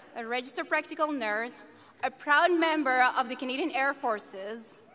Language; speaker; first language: English; native; English